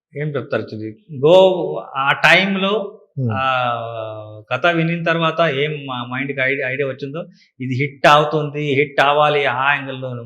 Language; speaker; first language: Telugu; non-native, learner; Kannada